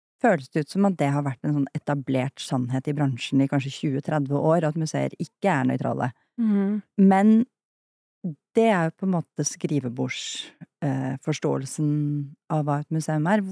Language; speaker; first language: Norwegian; native; Norwegian